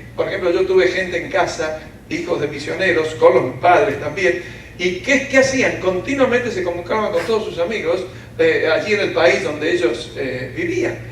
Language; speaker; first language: Spanish; early bilingual, other home language; Ukrainian